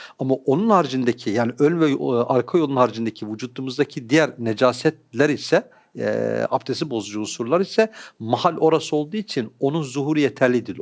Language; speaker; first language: Turkish; native; Turkish